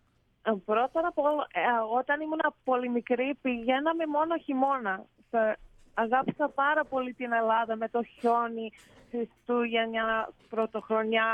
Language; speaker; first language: Greek; early bilingual, heritage; Greek